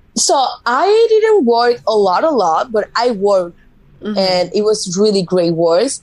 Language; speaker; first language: English; non-native, fluent; Spanish